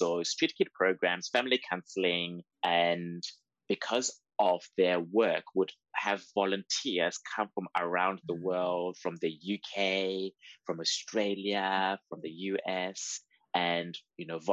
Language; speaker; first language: English; native; English